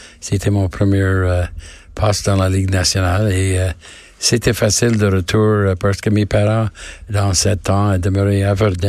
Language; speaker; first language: French; non-native, learner; English